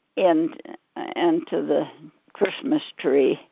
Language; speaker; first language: English; native; English